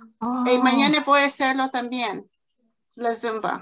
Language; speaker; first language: Spanish; early bilingual, heritage; English